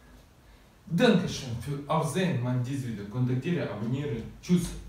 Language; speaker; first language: German; non-native, learner; Russian